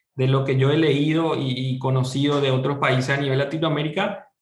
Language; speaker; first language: Spanish; native; Spanish